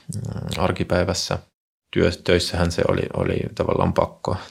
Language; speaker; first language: Finnish; non-native, fluent; Russian